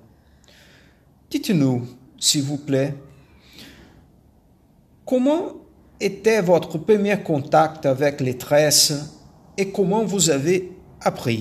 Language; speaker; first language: French; non-native, fluent; Portuguese